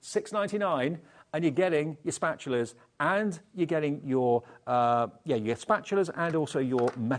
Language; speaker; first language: English; native; English